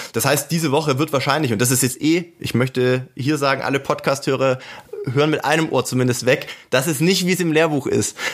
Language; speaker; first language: German; native; German